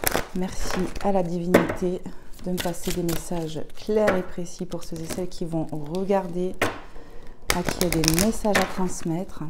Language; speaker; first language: French; native; French